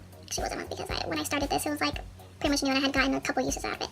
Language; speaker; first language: English; native; English